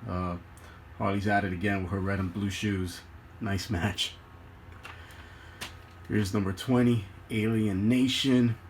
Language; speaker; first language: English; native; English